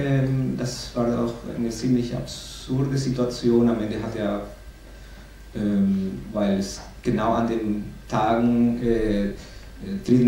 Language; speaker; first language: German; non-native, fluent; Spanish